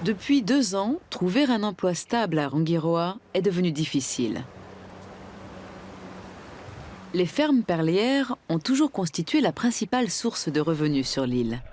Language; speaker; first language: French; native; French